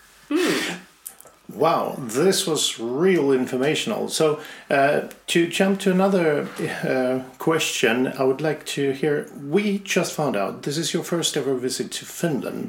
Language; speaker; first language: English; non-native, fluent; Finnish